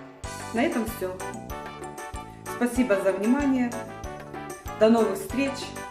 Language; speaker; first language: Russian; native; Russian